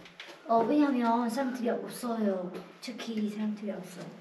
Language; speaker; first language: Korean; non-native, learner; Hmong